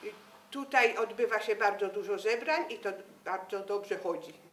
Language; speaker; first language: Polish; early bilingual, heritage; French